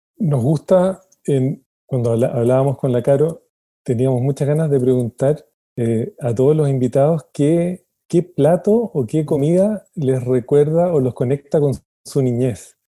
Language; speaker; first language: Spanish; native; Spanish